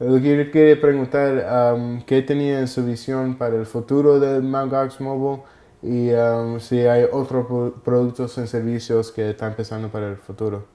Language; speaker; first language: Spanish; early bilingual, heritage; Spanish